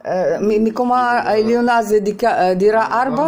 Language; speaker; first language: Hebrew; non-native, fluent; Russian